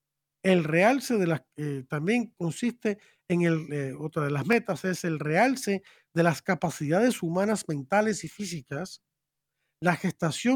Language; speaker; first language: Spanish; native; Spanish